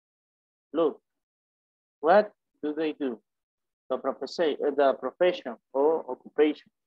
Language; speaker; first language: English; non-native, fluent; Spanish